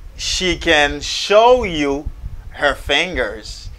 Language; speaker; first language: English; non-native, fluent; Haitian Creole